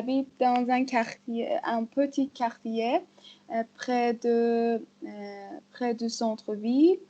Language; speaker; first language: French; non-native, learner; Persian